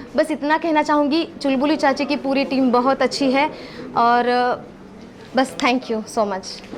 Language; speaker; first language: Hindi; non-native, local second language; Marathi